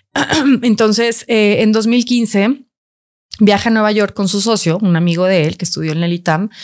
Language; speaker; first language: Spanish; native; Spanish